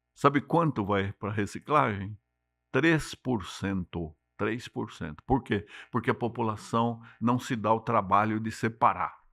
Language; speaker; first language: Portuguese; native; Portuguese